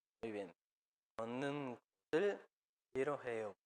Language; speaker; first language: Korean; non-native, fluent; Spanish